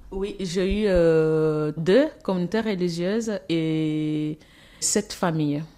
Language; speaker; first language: French; non-native, fluent; Portuguese